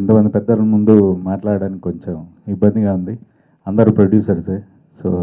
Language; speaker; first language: Telugu; native; Telugu